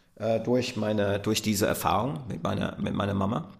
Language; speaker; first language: German; non-native, fluent; English